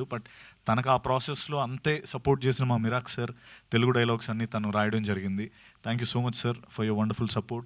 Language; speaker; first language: Telugu; native; Telugu